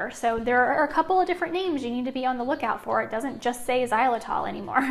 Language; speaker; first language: English; native; English